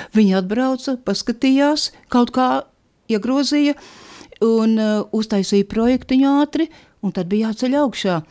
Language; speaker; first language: Latvian; native; Latvian